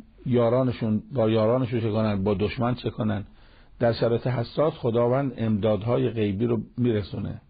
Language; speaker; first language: Persian; native; Persian